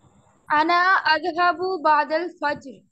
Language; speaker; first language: Arabic; non-native, learner; Urdu